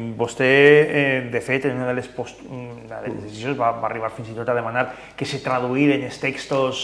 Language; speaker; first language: Catalan; native; Catalan